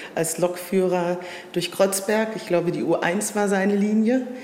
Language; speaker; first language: German; native; German